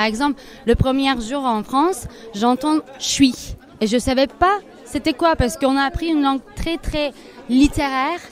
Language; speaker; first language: French; non-native, fluent; Turkish